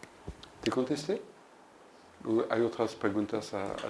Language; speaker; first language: Spanish; non-native, fluent; French